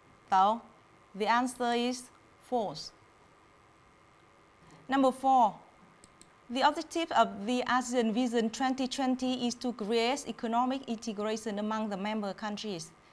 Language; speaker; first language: English; non-native, fluent; Vietnamese